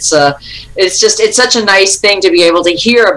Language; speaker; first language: English; native; English